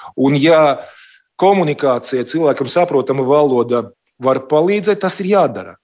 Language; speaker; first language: Latvian; non-native, local second language; Russian